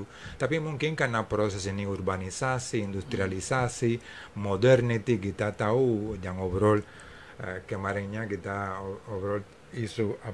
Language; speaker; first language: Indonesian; non-native, fluent; English